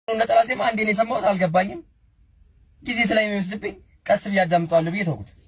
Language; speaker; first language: Amharic; native; Amharic